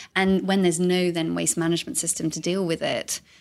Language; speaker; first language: English; native; English